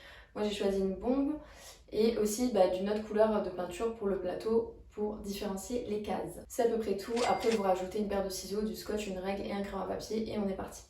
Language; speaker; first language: French; native; French